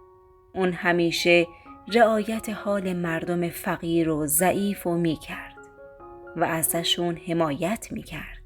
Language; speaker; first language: Persian; native; Persian